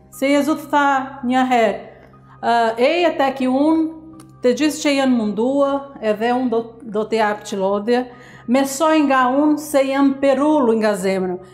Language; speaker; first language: Albanian; non-native, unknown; Portuguese